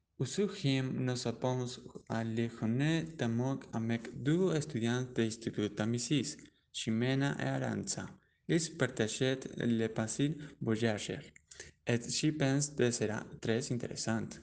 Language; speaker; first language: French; non-native, learner; Spanish